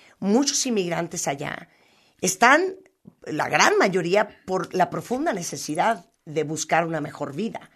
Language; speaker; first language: Spanish; native; Spanish